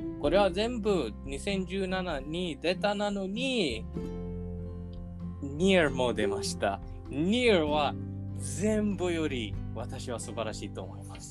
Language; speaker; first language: Japanese; non-native, learner; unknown